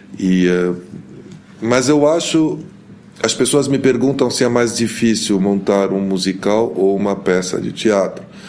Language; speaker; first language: Portuguese; early bilingual, heritage; Portuguese